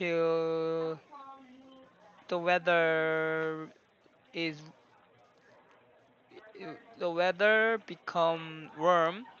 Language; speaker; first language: English; non-native, learner; Korean